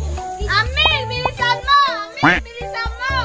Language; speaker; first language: Filipino; non-native, learner; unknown